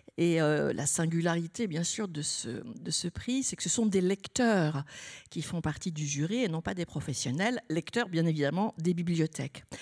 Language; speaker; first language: French; native; French